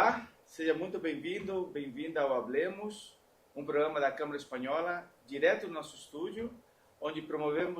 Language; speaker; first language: Portuguese; non-native, fluent; Spanish